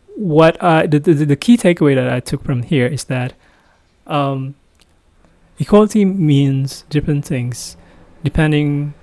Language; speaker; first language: English; non-native, fluent; Indonesian